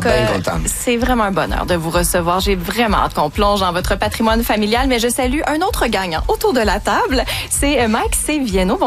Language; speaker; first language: French; native; French